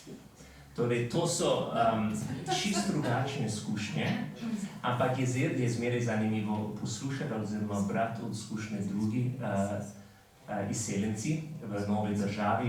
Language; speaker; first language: Slovenian; non-native, fluent; English